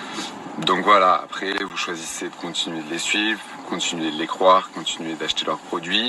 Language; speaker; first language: French; native; French